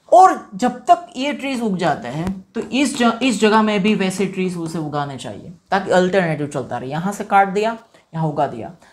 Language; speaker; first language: Hindi; non-native, local second language; Gujarati